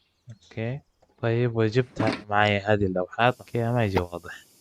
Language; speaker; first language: Arabic; native; Arabic